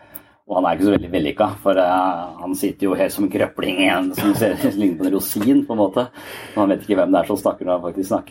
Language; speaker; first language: Norwegian; native; Norwegian